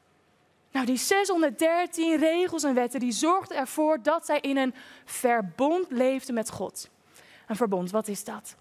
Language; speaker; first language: Dutch; native; Dutch